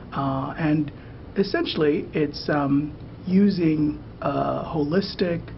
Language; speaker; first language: English; native; English